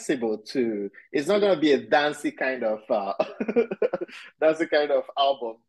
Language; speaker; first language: English; non-native, local second language; Igbo